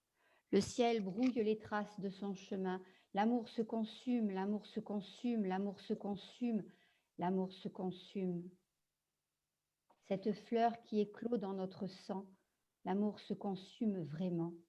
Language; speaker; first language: French; native; French